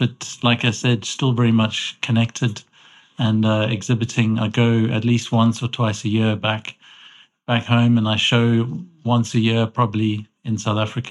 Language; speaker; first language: English; native; English